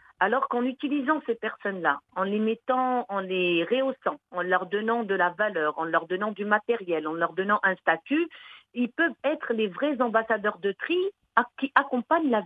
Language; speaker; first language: French; early bilingual, other home language; Arabic